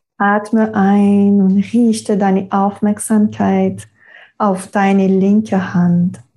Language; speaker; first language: German; non-native, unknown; French